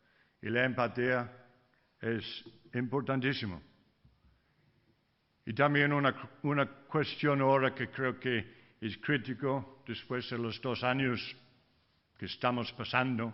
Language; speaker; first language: Spanish; non-native, fluent; English